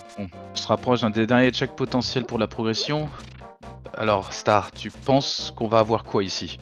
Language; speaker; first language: French; native; French